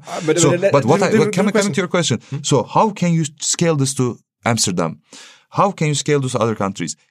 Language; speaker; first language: English; non-native, fluent; Turkish